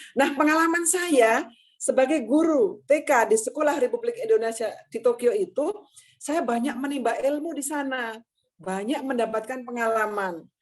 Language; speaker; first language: Indonesian; native; Indonesian